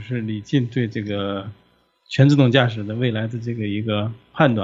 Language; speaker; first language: Chinese; native; Chinese